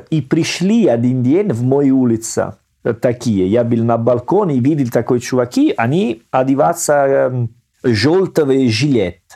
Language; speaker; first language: Russian; non-native, learner; Italian